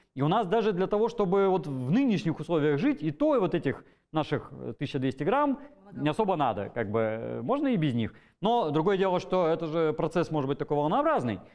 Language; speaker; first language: Russian; native; Russian